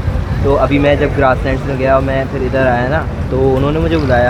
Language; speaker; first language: Hindi; native; Hindi